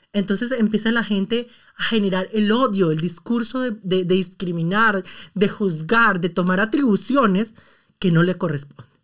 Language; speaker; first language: Spanish; native; Spanish